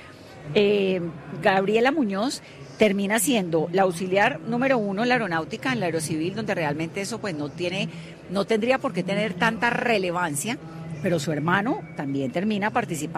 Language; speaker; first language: Spanish; native; Spanish